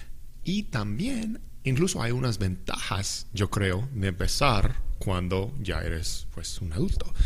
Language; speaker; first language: Spanish; non-native, fluent; English